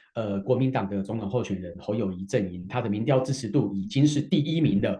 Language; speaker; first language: Chinese; native; Chinese